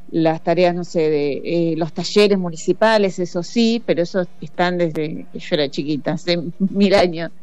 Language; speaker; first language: Spanish; native; Spanish